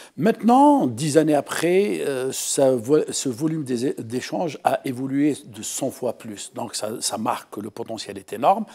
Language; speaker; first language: French; non-native, local second language; Arabic